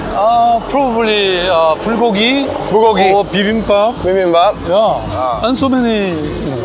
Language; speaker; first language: English; non-native, learner; Korean